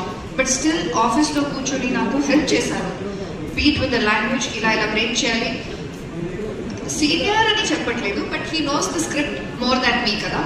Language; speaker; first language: Telugu; non-native, fluent; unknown